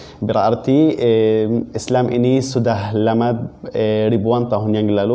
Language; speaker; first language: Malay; non-native, fluent; Arabic